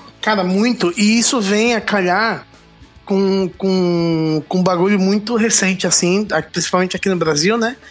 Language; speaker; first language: Portuguese; native; Portuguese